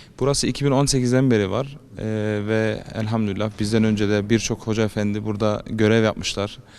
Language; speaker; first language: Turkish; early bilingual, heritage; Turkish